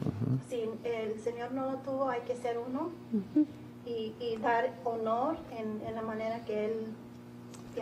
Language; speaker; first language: Spanish; early bilingual, heritage; Spanish